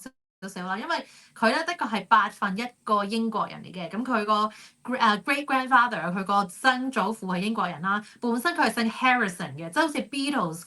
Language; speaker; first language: Cantonese; native; Cantonese